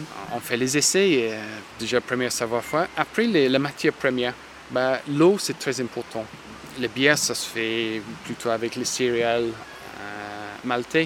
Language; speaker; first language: French; non-native, fluent; English